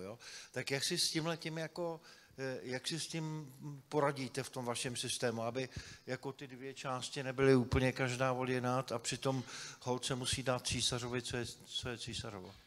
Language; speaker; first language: Czech; native; Czech